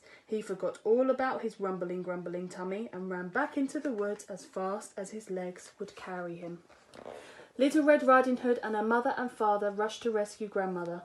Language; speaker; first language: English; native; English